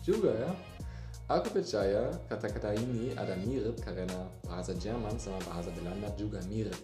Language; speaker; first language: Indonesian; non-native, learner; German